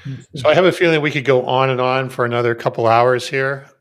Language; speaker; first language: English; native; English